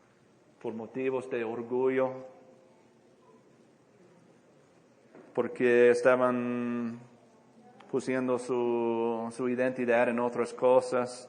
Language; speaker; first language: Spanish; non-native, fluent; English